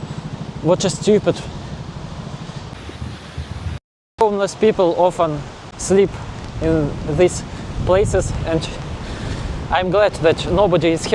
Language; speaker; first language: English; non-native, learner; Russian